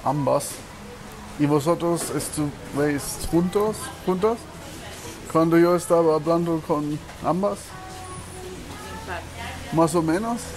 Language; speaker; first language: Spanish; non-native, learner; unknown